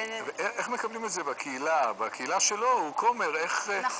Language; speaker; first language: Hebrew; native; Hebrew